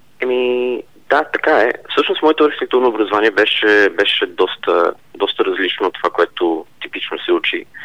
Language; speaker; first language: Bulgarian; early bilingual, heritage; Bulgarian